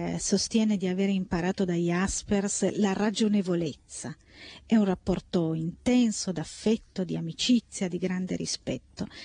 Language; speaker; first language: Italian; native; Italian